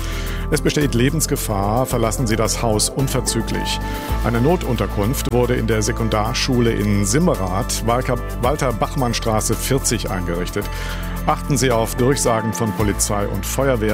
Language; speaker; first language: German; native; German